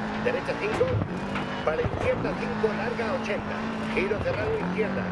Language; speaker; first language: Spanish; native; Spanish